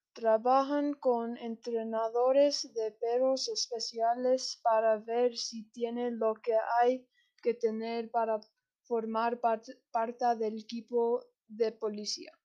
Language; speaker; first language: Spanish; non-native, learner; English